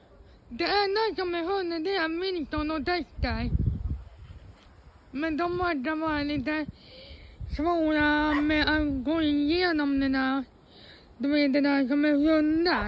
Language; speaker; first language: Swedish; non-native, fluent; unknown